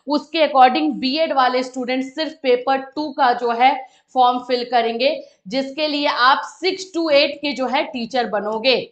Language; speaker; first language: Hindi; native; Hindi